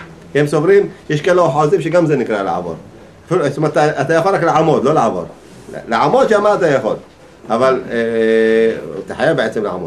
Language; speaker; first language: Hebrew; native; Hebrew